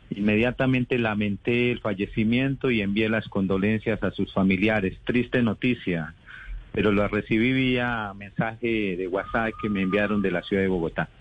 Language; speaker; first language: Spanish; native; Spanish